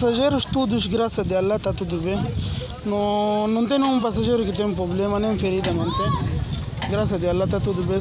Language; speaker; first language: Portuguese; non-native, local second language; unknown